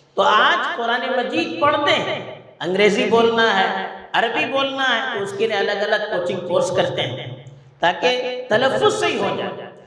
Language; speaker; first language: Urdu; non-native, local second language; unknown